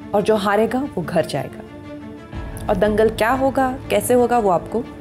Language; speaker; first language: Hindi; native; Hindi